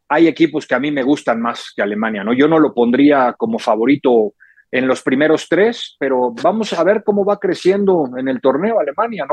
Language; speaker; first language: Spanish; native; Spanish